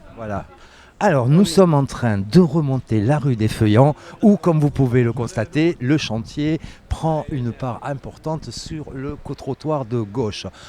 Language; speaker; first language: French; native; French